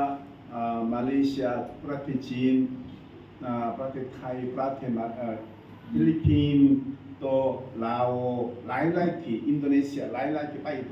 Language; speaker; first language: Thai; non-native, learner; Korean